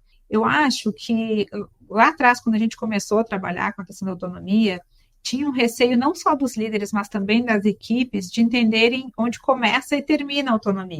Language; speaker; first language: Portuguese; native; Portuguese